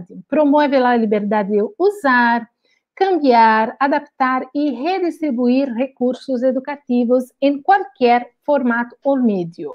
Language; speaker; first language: Spanish; non-native, learner; Portuguese